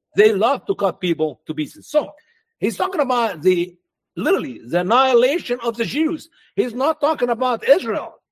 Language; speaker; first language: English; non-native, fluent; Arabic